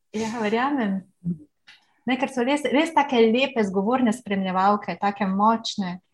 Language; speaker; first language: Slovenian; native; Slovenian